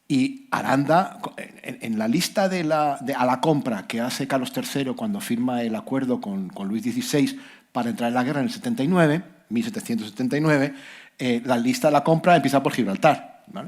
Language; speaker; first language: Spanish; native; Spanish